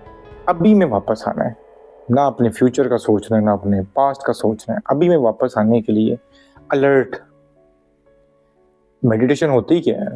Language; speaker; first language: Hindi; non-native, local second language; Punjabi